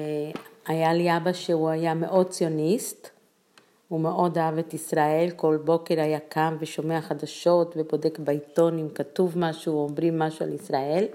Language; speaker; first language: Hebrew; non-native, fluent; Spanish